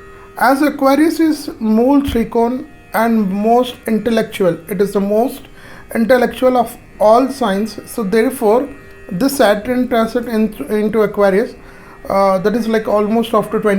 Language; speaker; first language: English; non-native, local second language; Hindi